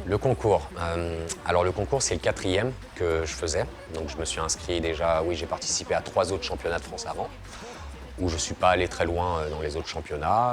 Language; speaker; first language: French; native; French